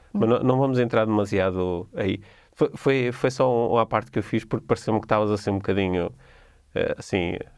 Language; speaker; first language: Portuguese; native; Portuguese